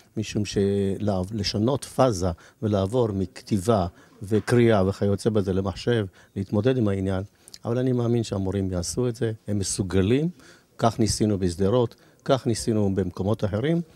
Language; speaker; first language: Hebrew; native; Hebrew